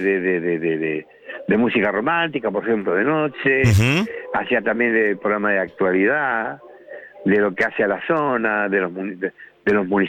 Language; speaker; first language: Spanish; native; Spanish